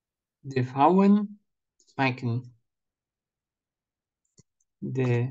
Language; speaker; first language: Dutch; non-native, learner; Russian